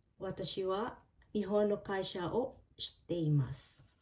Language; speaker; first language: Japanese; non-native, fluent; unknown